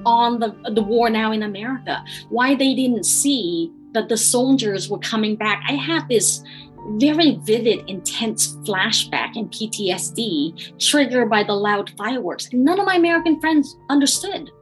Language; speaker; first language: English; early bilingual, other home language; Khmer